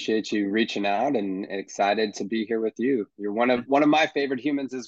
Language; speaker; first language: English; native; English